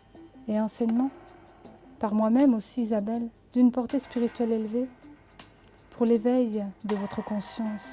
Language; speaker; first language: French; native; French